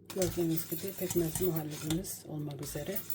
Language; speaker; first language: Turkish; native; Turkish